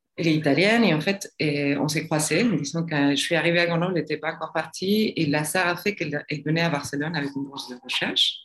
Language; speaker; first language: French; non-native, fluent; Spanish